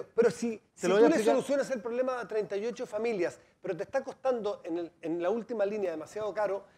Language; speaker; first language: Spanish; native; Spanish